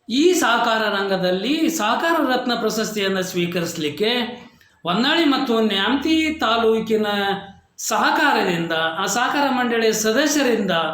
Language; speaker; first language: Kannada; native; Kannada